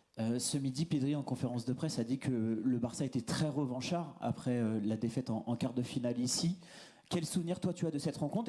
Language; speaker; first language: French; native; French